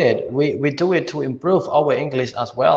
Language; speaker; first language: English; non-native, learner; Khmer